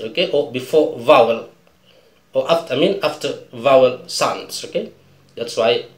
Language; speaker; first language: English; non-native, fluent; Indonesian